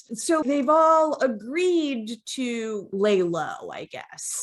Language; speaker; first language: English; native; English